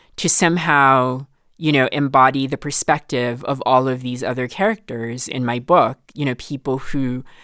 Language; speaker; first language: English; non-native, local second language; Filipino